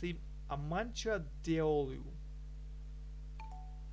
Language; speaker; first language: Spanish; non-native, learner; German